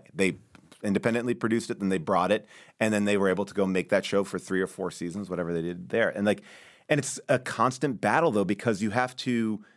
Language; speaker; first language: English; native; English